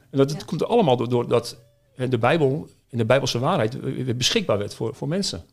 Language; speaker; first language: Dutch; native; Dutch